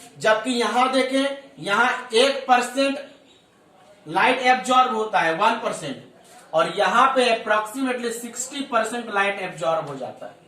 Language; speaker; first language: Hindi; native; Hindi